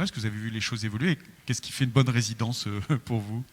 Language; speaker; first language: French; native; French